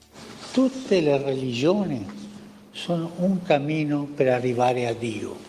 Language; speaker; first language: Italian; early bilingual, heritage; Spanish